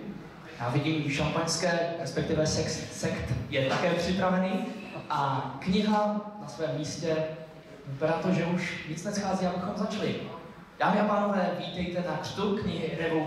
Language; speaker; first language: Czech; native; Czech